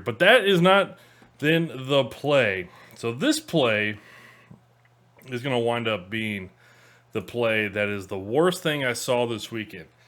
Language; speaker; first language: English; native; English